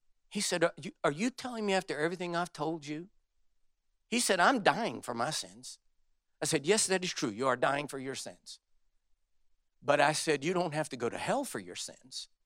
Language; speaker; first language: English; native; English